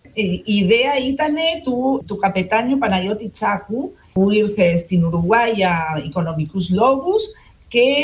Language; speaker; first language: Greek; non-native, fluent; Spanish